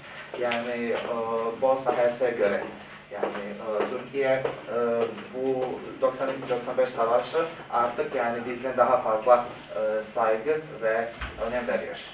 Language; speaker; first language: Turkish; non-native, fluent; Bosnian